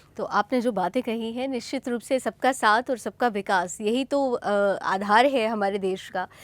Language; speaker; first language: Hindi; native; Hindi